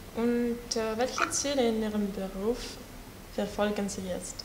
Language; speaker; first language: German; non-native, learner; Russian